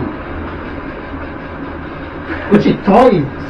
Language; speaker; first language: Japanese; non-native, learner; English